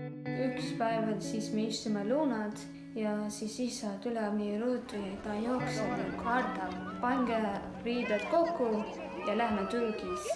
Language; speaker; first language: Estonian; non-native, learner; Arabic